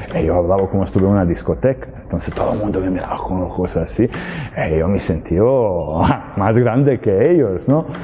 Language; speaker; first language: Spanish; non-native, fluent; Serbian